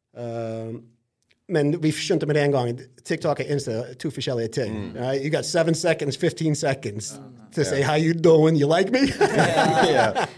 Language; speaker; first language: Norwegian; non-native, fluent; English